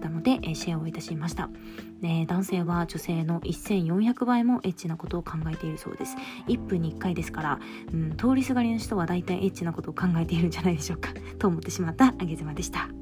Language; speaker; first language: Japanese; native; Japanese